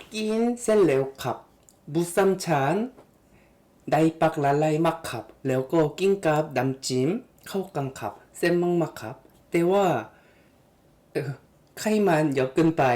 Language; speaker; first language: Thai; non-native, learner; Korean